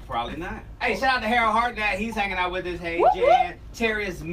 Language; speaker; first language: English; native; English